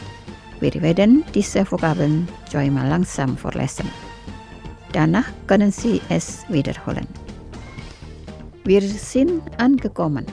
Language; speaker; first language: German; non-native, learner; Indonesian